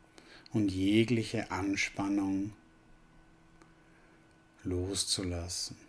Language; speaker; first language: German; native; German